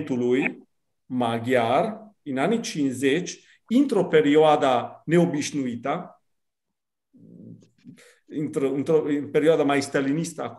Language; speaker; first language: Romanian; non-native, fluent; Italian